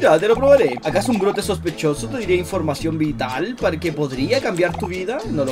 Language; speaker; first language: Spanish; native; Spanish